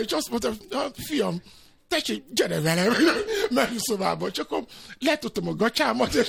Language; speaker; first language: Hungarian; non-native, fluent; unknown